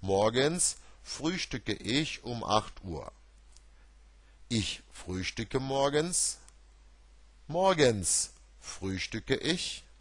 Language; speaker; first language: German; non-native, fluent; Turkish